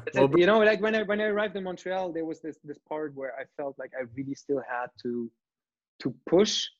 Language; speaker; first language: English; non-native, fluent; German